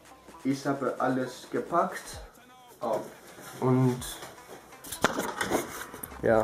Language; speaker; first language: German; early bilingual, other home language; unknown